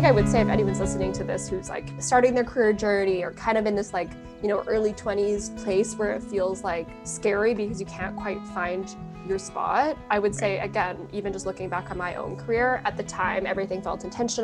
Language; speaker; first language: English; native; English